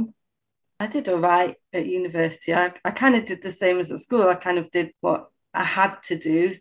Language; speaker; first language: English; native; English